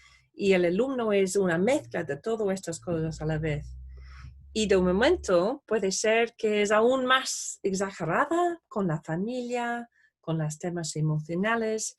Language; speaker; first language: Spanish; non-native, fluent; English